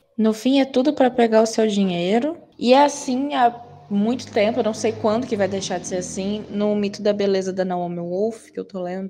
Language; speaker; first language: Portuguese; native; Portuguese